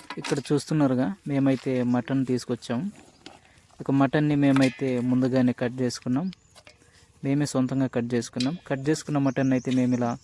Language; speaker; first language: Telugu; non-native, local second language; Koya